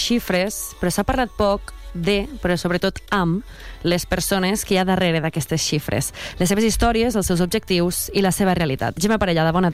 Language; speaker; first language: Catalan; native; Catalan